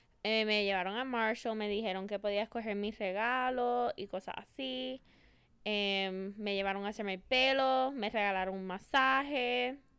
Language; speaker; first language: Spanish; early bilingual, other home language; English